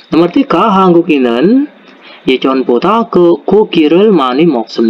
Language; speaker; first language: Korean; non-native, fluent; Indonesian